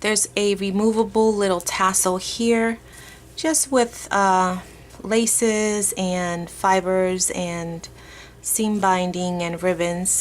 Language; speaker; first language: English; native; English